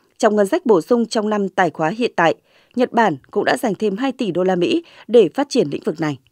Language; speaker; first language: Vietnamese; native; Vietnamese